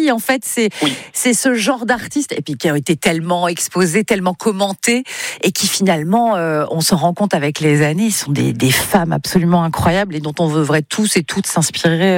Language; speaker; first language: French; native; French